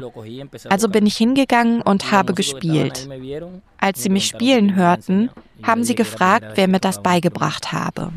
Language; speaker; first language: German; native; German